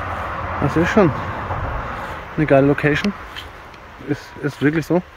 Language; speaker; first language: German; native; German